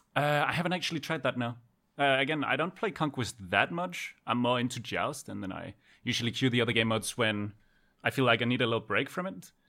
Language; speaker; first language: English; non-native, fluent; Danish